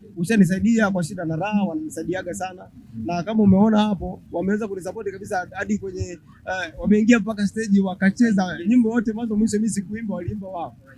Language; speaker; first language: Swahili; native; Swahili